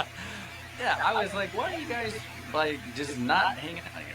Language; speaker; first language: English; native; English